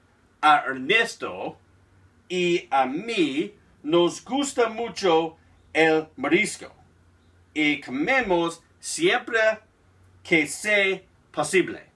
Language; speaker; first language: Spanish; non-native, learner; English